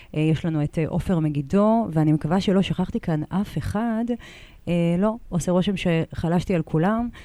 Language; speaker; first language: Hebrew; native; Hebrew